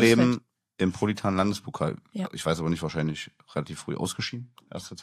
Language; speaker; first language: German; native; German